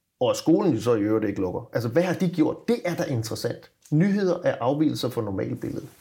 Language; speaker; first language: Danish; native; Danish